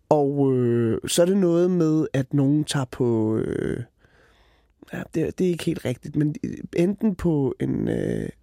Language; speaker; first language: Danish; early bilingual, other home language; Arabic